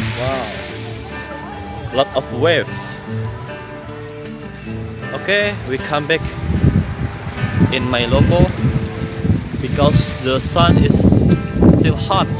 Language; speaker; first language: English; non-native, learner; Indonesian